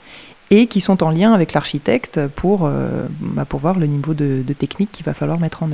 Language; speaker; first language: French; native; French